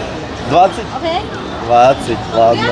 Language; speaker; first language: Russian; native; Russian